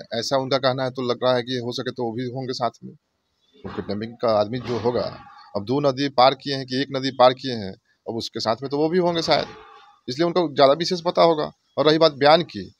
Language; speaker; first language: Hindi; native; Hindi